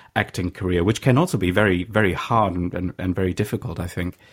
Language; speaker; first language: English; non-native, fluent; German